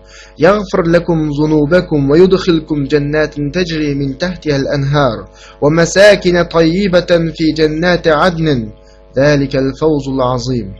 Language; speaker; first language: Arabic; non-native, fluent; Uyghur